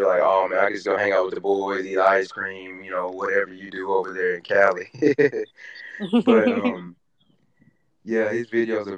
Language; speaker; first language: English; native; English